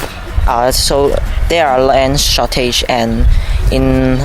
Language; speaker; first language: English; non-native, learner; Cantonese